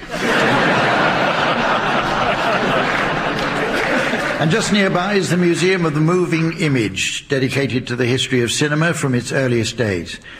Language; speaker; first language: English; native; English